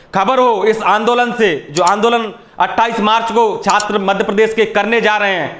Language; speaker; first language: Hindi; native; Hindi